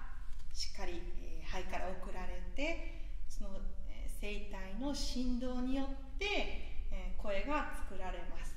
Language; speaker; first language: Japanese; native; Japanese